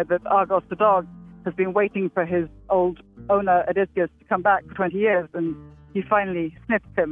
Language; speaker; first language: English; native; English